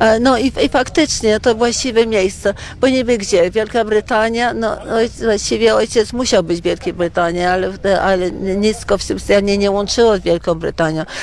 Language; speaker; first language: Polish; early bilingual, heritage; Polish